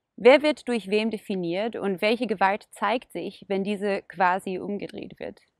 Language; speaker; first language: German; non-native, fluent; Hebrew